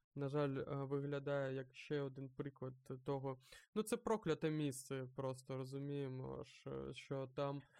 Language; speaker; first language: Ukrainian; non-native, local second language; Russian